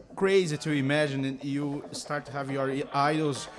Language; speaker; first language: English; non-native, learner; Portuguese